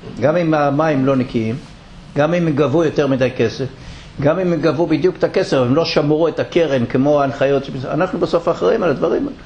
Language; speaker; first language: Hebrew; native; Hebrew